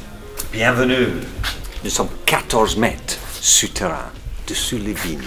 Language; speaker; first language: French; non-native, fluent; English